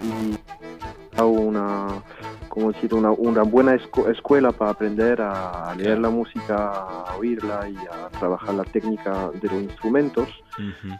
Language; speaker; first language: Spanish; early bilingual, heritage; French